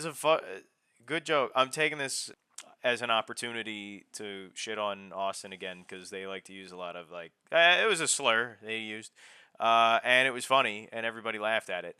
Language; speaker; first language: English; native; English